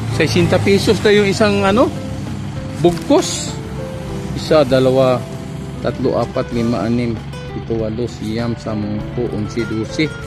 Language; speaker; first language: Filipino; non-native, local second language; Cebuano